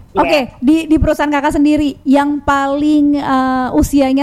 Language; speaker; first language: Indonesian; native; Indonesian